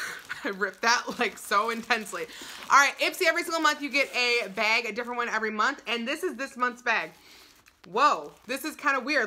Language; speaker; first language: English; native; English